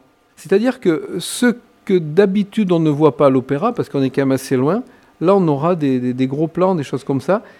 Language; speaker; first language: French; native; French